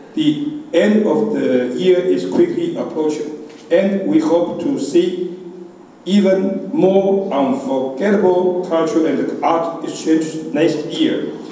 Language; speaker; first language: English; non-native, fluent; Chinese